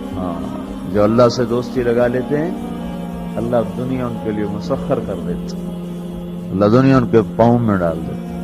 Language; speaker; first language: Urdu; non-native, local second language; Punjabi